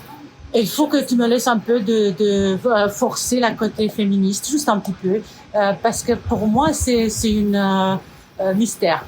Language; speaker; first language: French; non-native, fluent; Romanian